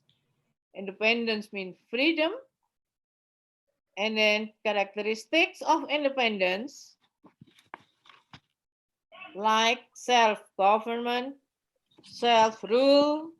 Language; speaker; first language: English; non-native, fluent; Indonesian